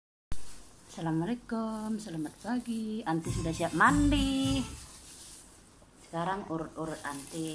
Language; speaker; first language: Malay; non-native, learner; Indonesian